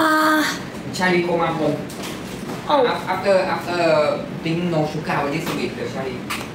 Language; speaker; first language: English; non-native, learner; Thai